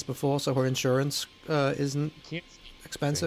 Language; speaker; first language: English; native; English